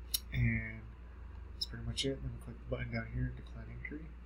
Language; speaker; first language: English; native; English